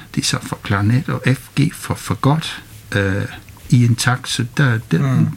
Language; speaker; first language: Danish; non-native, fluent; English